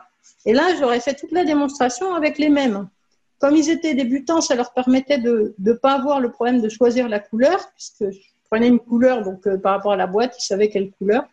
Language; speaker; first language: French; native; French